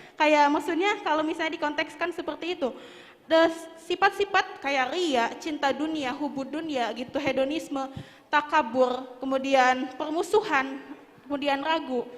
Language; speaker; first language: Indonesian; native; Indonesian